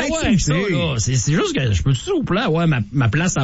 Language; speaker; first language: French; native; French